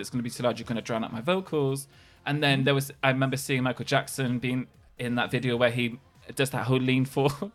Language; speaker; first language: English; native; English